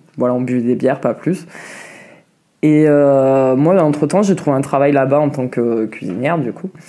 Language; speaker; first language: French; native; French